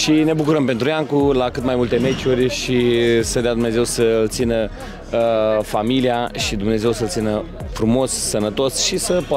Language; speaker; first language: Romanian; native; Romanian